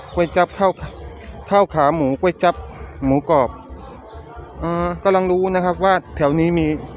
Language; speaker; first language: Thai; native; Thai